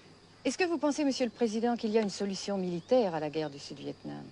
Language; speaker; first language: French; native; French